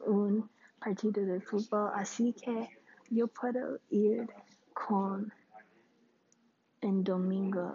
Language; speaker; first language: Spanish; non-native, learner; English